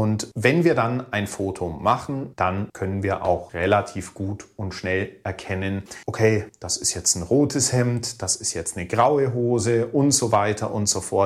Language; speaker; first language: German; native; German